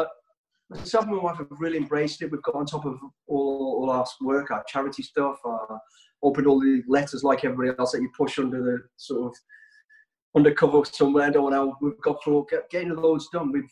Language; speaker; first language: English; native; English